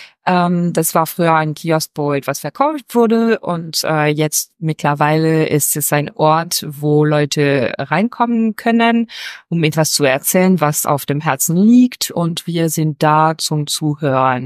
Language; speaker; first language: German; non-native, fluent; French